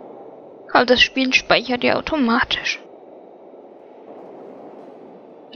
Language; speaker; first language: German; native; German